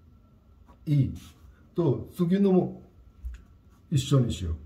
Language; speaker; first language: Japanese; non-native, learner; Hindi